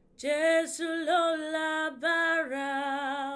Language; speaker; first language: Dutch; early bilingual, other home language; Yoruba